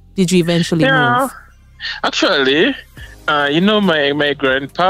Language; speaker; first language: English; non-native, local second language; Ganda